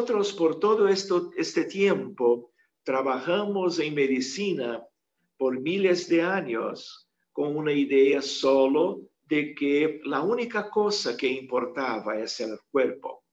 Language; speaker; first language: Spanish; non-native, fluent; Portuguese